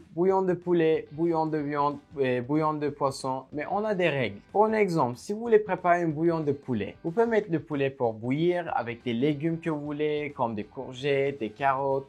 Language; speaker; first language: French; non-native, fluent; Turkish